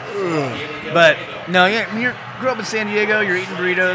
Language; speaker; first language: English; native; English